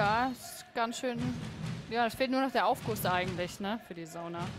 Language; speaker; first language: German; native; German